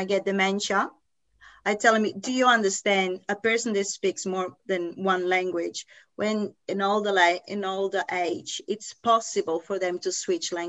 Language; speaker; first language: English; non-native, fluent; Italian